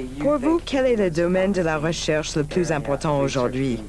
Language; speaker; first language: French; native; French